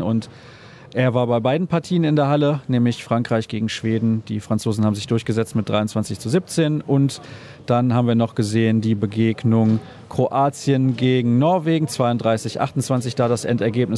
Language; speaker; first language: German; native; German